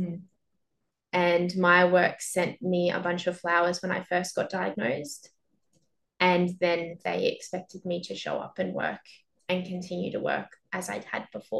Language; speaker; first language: English; native; English